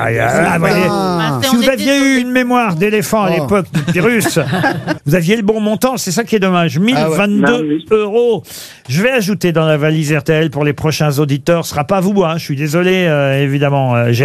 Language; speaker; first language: French; native; French